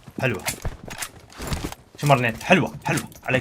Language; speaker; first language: Arabic; native; Arabic